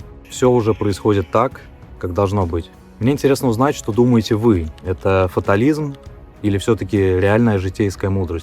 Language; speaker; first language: Russian; native; Russian